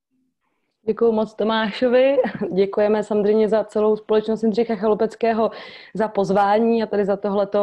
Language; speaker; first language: Czech; native; Czech